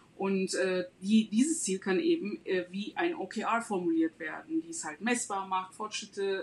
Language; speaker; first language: German; non-native, fluent; Turkish